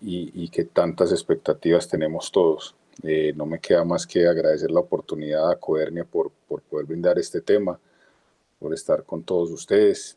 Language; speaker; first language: Spanish; native; Spanish